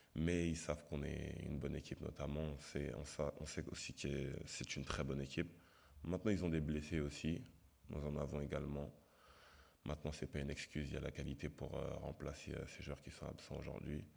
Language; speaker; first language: French; native; French